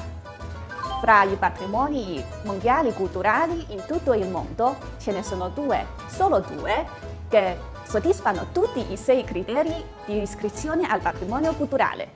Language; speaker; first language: Italian; non-native, fluent; Chinese